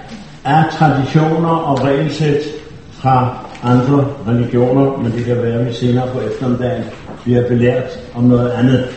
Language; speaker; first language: Danish; native; Danish